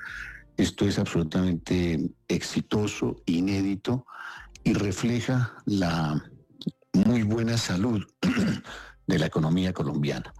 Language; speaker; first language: Spanish; native; Spanish